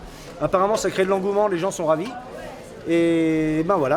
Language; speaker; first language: French; native; French